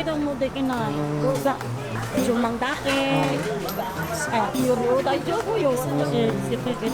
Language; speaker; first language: Japanese; non-native, learner; Filipino